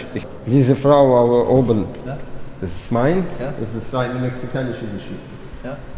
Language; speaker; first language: German; non-native, learner; Spanish